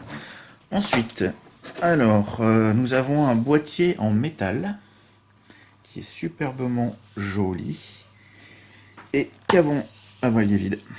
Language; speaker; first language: French; native; French